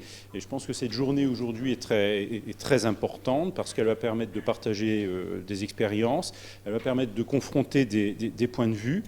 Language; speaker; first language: French; native; French